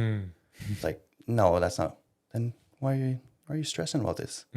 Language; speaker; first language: English; non-native, local second language; French